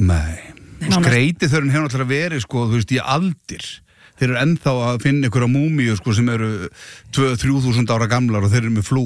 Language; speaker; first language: Icelandic; native; Icelandic